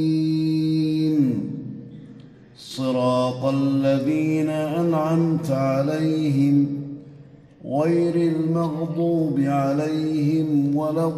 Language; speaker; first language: Arabic; native; Arabic